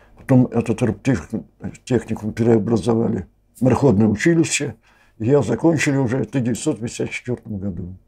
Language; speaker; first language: Russian; native; Russian